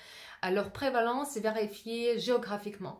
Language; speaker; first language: French; non-native, fluent; Russian